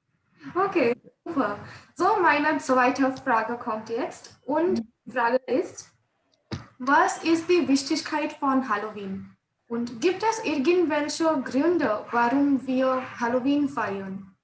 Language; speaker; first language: German; non-native, learner; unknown